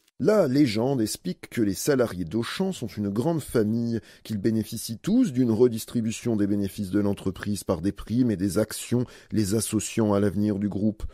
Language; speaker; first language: French; native; French